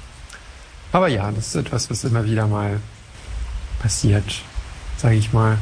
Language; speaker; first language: German; non-native, fluent; French